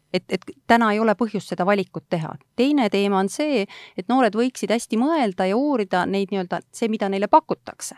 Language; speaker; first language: Estonian; native; Estonian